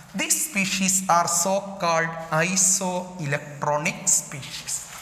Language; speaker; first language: English; non-native, local second language; Malayalam